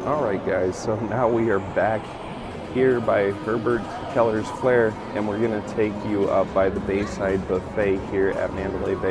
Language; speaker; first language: English; native; English